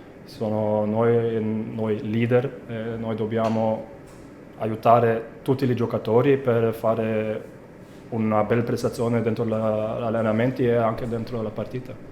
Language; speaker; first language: Italian; non-native, fluent; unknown